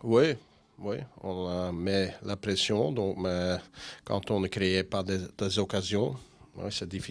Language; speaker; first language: French; non-native, learner; Dutch